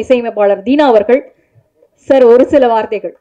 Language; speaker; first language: Tamil; native; Tamil